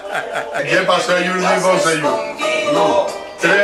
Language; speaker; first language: French; non-native, learner; Spanish